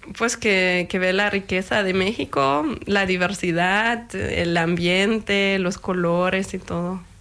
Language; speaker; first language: Spanish; non-native, fluent; German